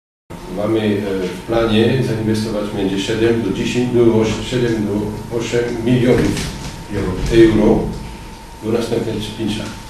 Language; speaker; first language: Polish; non-native, learner; French